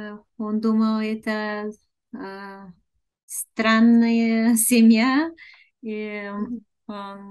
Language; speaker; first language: Russian; non-native, learner; Bulgarian